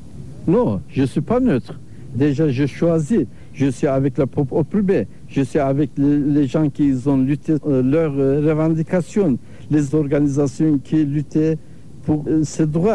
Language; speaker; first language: French; non-native, learner; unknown